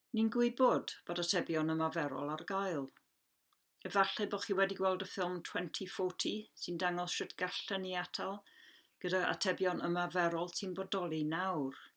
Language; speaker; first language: Welsh; non-native, local second language; English